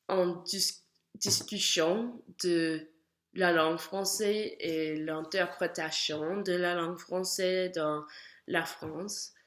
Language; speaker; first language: French; non-native, learner; English